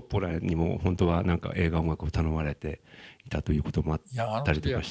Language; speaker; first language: Japanese; native; Japanese